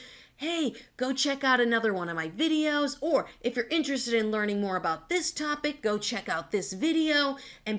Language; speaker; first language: English; native; English